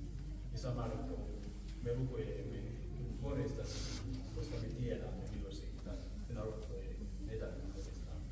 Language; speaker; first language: Finnish; non-native, fluent; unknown